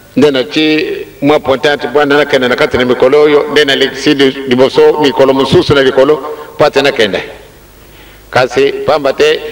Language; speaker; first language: Lingala; non-native, local second language; Kongo